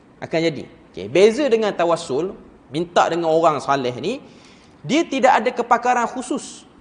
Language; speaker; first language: Malay; native; Malay